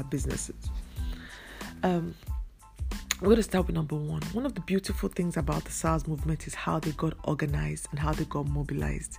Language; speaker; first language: English; non-native, local second language; Yoruba